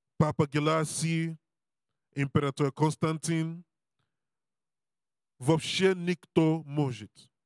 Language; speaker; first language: Russian; non-native, learner; English